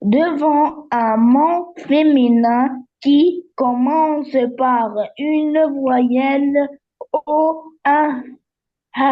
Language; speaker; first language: French; non-native, learner; Arabic